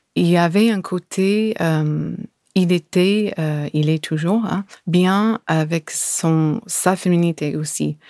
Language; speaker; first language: French; non-native, fluent; English